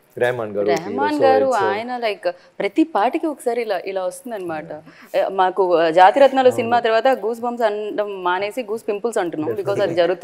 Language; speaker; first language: Telugu; native; Telugu